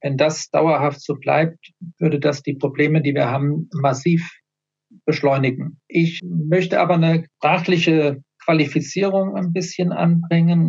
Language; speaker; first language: German; native; German